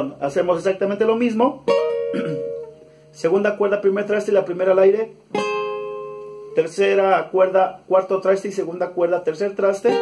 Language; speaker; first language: Spanish; native; Spanish